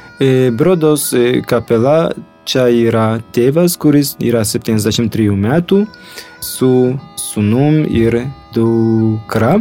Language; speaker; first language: Lithuanian; non-native, fluent; Polish